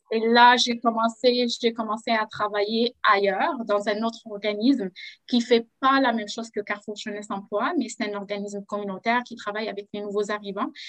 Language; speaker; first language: French; non-native, local second language; Arabic